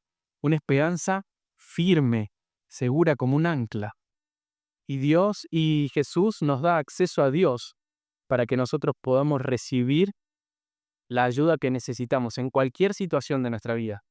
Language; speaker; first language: Spanish; native; Spanish